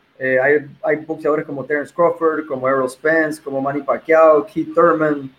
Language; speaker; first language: Spanish; native; Spanish